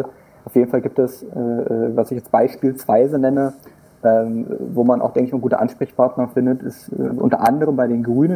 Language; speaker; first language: German; native; German